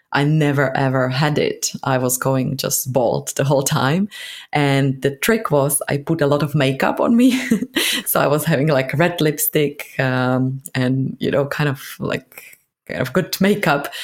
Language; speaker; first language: English; non-native, fluent; Czech